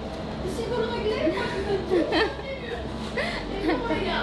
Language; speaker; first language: French; native; French